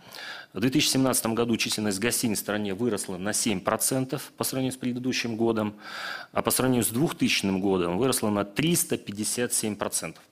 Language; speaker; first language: Russian; native; Russian